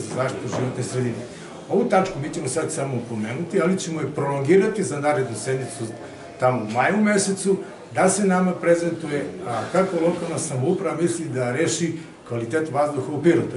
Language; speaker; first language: Serbian; native; Serbian